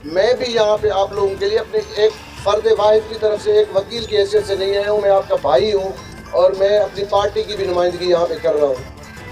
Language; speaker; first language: Urdu; non-native, local second language; Sindhi